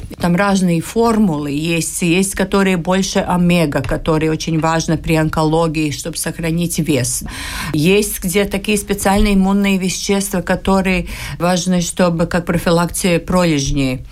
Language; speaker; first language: Russian; non-native, local second language; Latvian